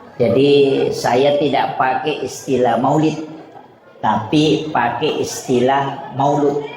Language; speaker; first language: Indonesian; non-native, local second language; Buginese